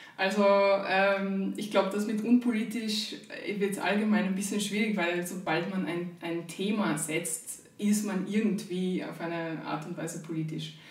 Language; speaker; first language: German; native; German